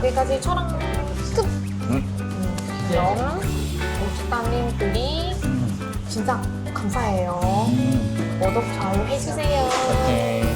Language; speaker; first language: Korean; non-native, learner; Vietnamese